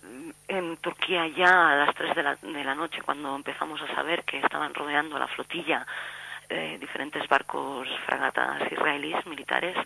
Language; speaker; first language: Spanish; native; Spanish